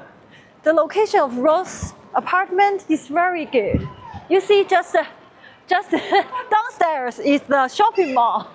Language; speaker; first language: English; non-native, learner; Chinese